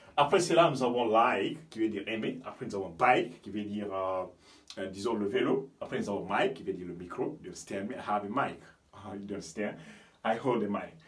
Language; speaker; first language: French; non-native, local second language; Fula